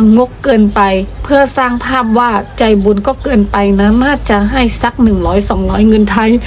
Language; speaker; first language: Thai; non-native, fluent; Burmese